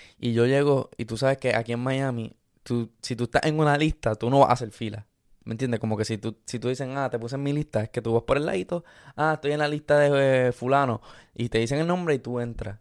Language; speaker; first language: Spanish; early bilingual, other home language; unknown